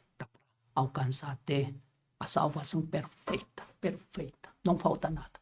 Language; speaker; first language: Portuguese; non-native, learner; Korean